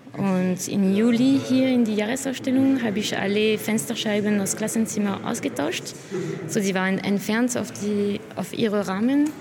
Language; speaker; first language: German; non-native, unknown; French